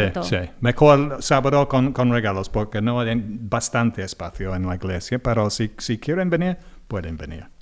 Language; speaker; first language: Spanish; non-native, learner; English